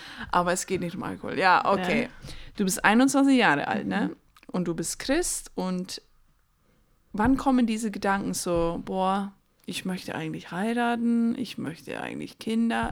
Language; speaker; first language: German; non-native, fluent; English